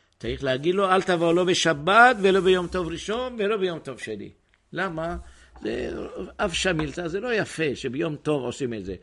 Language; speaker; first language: Hebrew; native; Hebrew